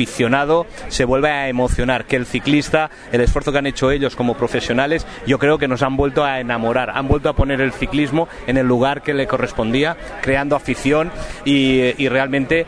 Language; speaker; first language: Spanish; native; Spanish